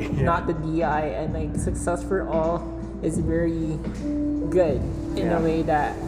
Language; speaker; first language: English; early bilingual, other home language; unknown